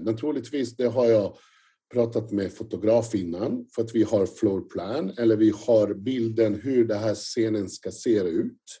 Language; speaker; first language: Swedish; non-native, fluent; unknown